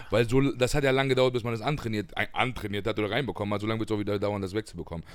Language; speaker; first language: German; early bilingual, other home language; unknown